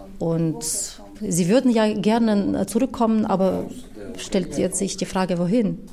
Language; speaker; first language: German; non-native, fluent; Ukrainian